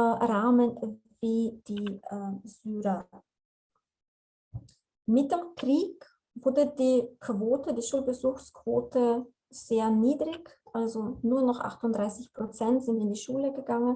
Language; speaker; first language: German; non-native, fluent; Slovenian